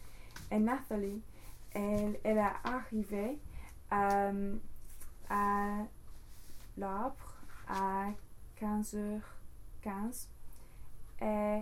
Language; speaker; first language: French; non-native, learner; English